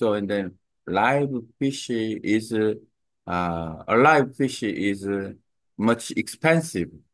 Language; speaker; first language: English; non-native, learner; Korean